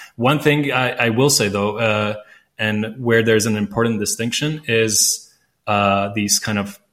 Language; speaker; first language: English; non-native, fluent; Latvian